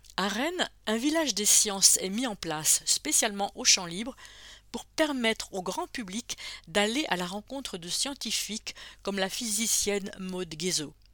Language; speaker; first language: French; native; French